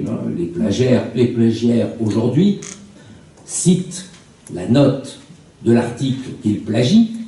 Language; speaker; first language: French; native; French